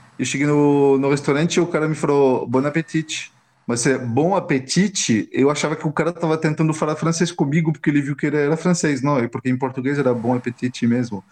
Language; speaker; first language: Portuguese; non-native, fluent; French